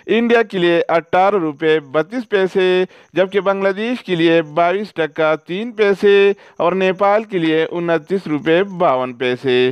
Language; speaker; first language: Urdu; non-native, local second language; Pashto